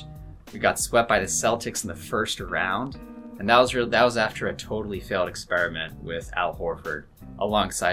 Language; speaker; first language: English; native; English